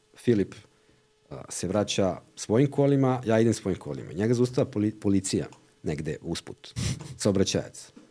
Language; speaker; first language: Serbian; native; Serbian